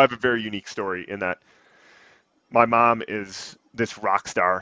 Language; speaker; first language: English; native; English